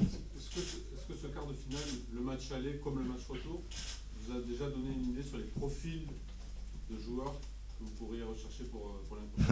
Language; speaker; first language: French; native; French